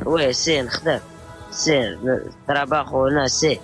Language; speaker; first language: Spanish; non-native, learner; Arabic